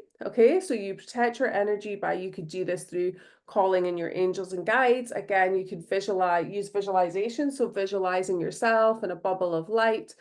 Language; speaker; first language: English; native; English